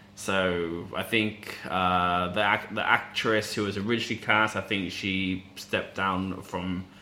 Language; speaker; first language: English; native; English